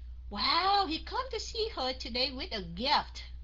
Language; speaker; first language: English; non-native, fluent; Vietnamese